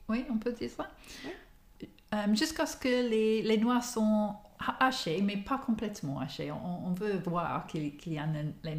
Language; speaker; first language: French; non-native, fluent; English